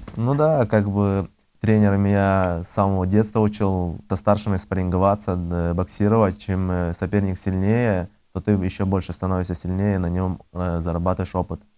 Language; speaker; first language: Russian; early bilingual, other home language; Azerbaijani